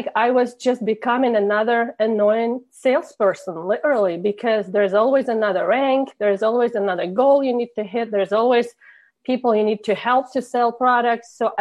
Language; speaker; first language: English; non-native, fluent; Russian